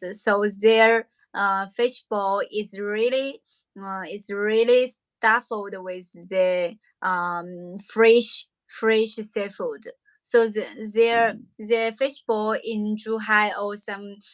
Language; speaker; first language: English; non-native, learner; Chinese